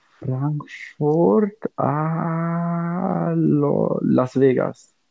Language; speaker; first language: Spanish; non-native, fluent; German